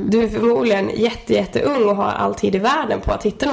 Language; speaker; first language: Swedish; native; Swedish